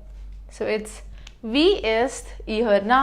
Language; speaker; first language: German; non-native, fluent; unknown